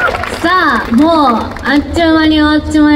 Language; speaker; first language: Japanese; native; Japanese